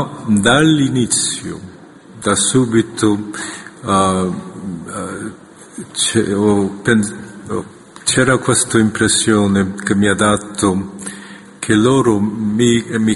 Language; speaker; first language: Italian; non-native, fluent; Korean